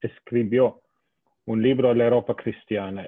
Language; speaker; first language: Spanish; non-native, fluent; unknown